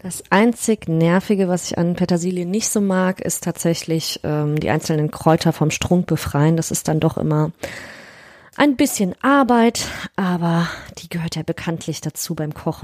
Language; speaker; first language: German; native; German